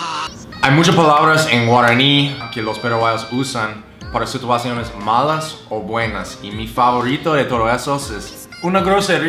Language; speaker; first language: Spanish; non-native, fluent; English